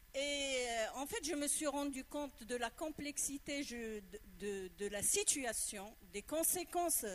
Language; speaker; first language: French; non-native, local second language; Arabic